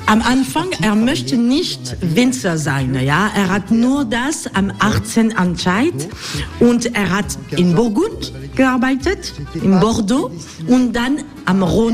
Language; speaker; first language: German; non-native, learner; French